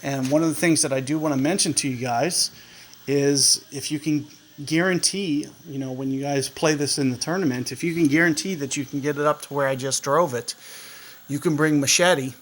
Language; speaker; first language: English; native; English